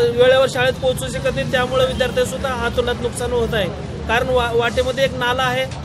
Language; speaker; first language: Marathi; non-native, local second language; Lambadi